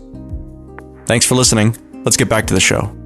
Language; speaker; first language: English; native; English